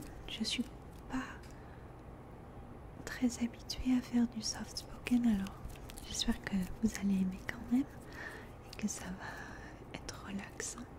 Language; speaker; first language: French; early bilingual, heritage; French